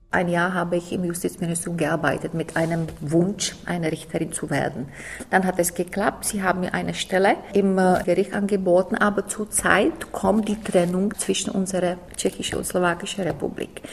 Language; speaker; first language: German; non-native, fluent; Czech